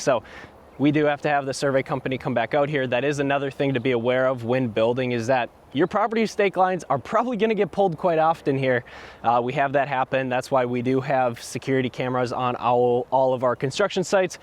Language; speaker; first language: English; native; English